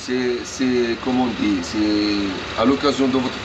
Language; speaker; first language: French; non-native, local second language; Arabic